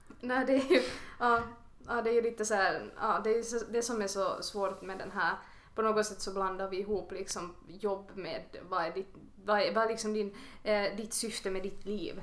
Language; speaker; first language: Swedish; native; Swedish